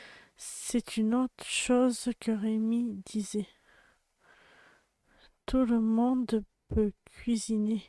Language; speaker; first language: French; native; French